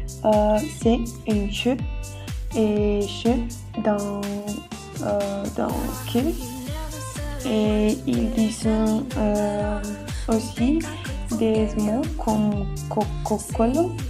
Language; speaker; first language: French; non-native, learner; Spanish